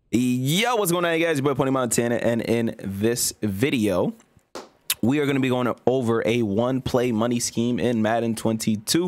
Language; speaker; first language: English; native; English